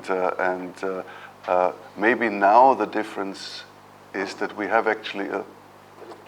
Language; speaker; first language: English; non-native, fluent; German